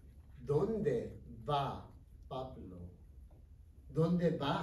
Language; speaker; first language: Spanish; non-native, fluent; English